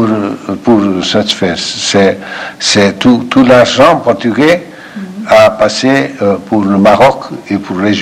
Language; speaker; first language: French; non-native, fluent; Portuguese